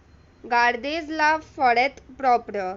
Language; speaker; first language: French; non-native, learner; Hindi